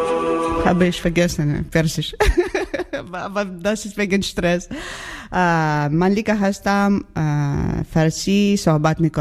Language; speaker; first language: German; non-native, learner; Ukrainian